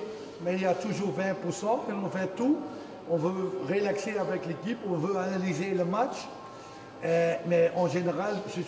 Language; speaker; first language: French; non-native, fluent; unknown